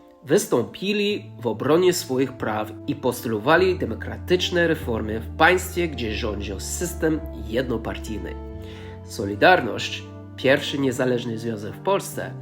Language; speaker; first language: Polish; non-native, fluent; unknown